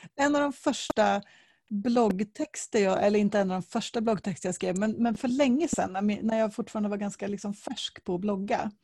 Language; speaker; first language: Swedish; native; Swedish